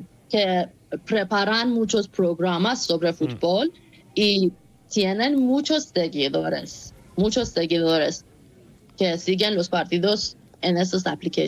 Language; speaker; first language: Spanish; non-native, fluent; Persian